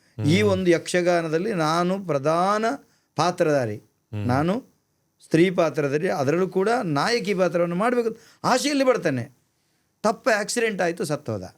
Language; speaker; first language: Kannada; non-native, local second language; Tulu